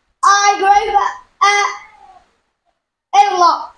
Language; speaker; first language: English; non-native, learner; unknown